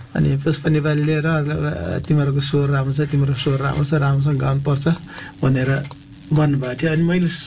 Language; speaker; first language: Nepali; non-native, local second language; Newari